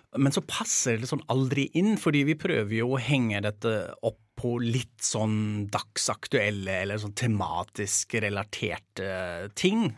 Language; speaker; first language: Norwegian; non-native, fluent; German